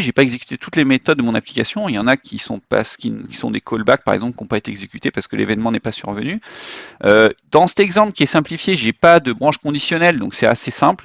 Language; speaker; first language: French; native; French